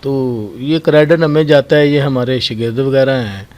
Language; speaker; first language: Urdu; non-native, local second language; Punjabi